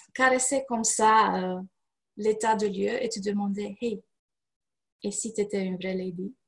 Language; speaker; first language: French; non-native, fluent; Romanian